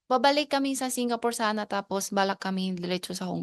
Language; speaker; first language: Filipino; non-native, learner; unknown